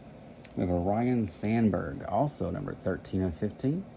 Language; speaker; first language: English; native; English